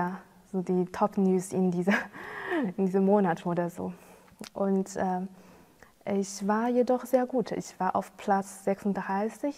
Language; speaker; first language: German; non-native, fluent; Chinese